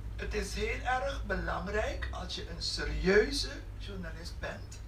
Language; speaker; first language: Dutch; non-native, local second language; Papiamento